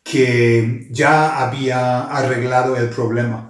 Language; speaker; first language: Spanish; non-native, fluent; English